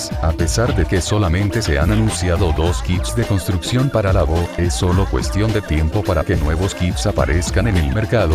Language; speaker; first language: Spanish; native; Spanish